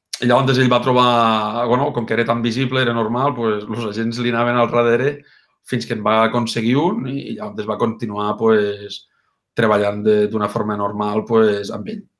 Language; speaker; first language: Catalan; native; Catalan